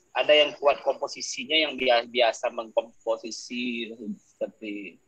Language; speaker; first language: Indonesian; non-native, local second language; Minangkabau